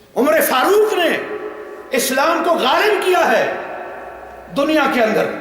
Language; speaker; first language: Urdu; non-native, local second language; Punjabi